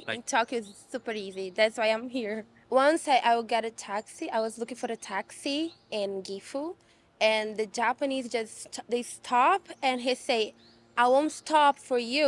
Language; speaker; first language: English; non-native, fluent; Portuguese